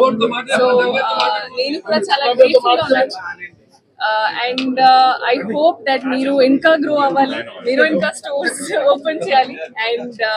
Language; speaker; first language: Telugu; non-native, learner; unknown